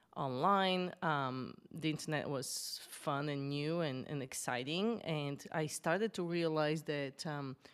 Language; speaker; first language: English; non-native, fluent; Bulgarian